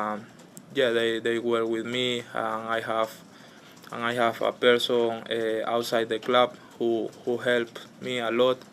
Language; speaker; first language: English; non-native, learner; Spanish